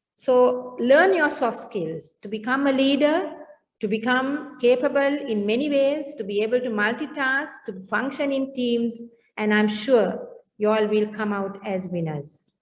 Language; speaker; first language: English; non-native, local second language; Sinhala